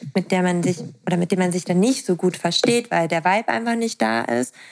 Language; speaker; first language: German; native; German